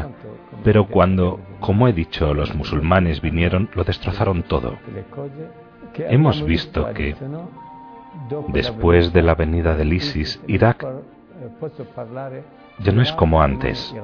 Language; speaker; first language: Spanish; non-native, fluent; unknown